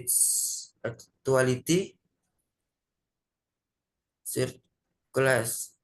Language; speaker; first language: English; non-native, learner; Indonesian